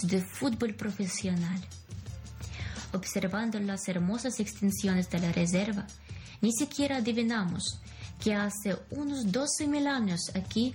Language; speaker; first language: Spanish; non-native, fluent; Ukrainian